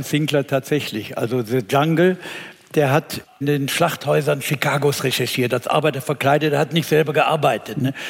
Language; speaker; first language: German; native; German